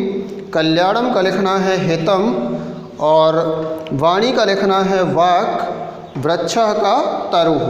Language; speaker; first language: Hindi; native; Hindi